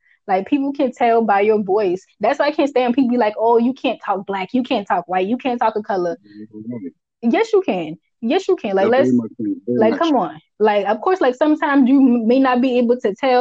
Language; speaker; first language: English; early bilingual, other home language; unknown